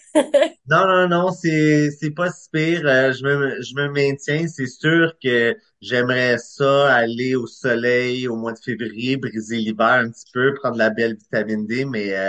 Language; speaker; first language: French; native; French